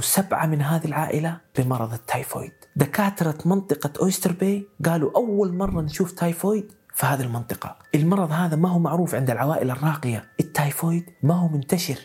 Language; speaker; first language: Arabic; native; Arabic